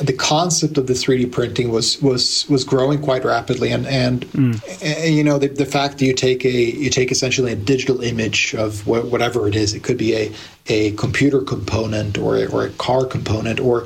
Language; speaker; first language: English; native; English